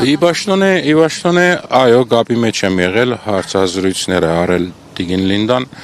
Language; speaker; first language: Armenian; native; Armenian